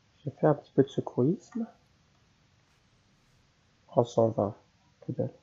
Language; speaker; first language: French; native; French